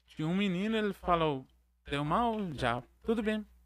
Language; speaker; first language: Portuguese; non-native, learner; Arabic